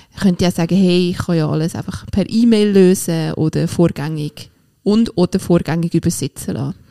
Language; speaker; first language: German; native; German